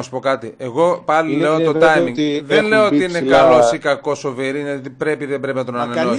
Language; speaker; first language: Greek; native; Greek